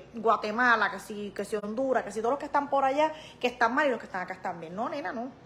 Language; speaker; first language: Spanish; native; Spanish